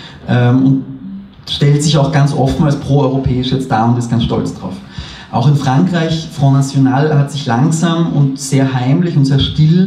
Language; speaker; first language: German; native; German